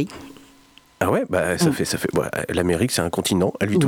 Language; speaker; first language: French; native; French